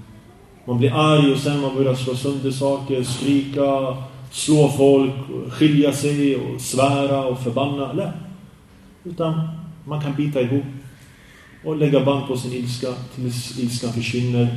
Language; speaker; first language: Swedish; early bilingual, other home language; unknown